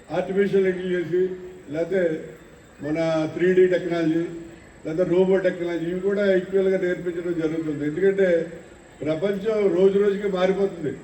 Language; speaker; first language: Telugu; native; Telugu